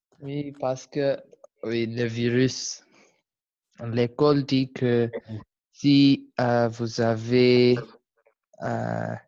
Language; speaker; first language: French; non-native, learner; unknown